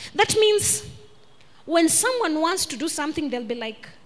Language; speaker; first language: English; non-native, local second language; Swahili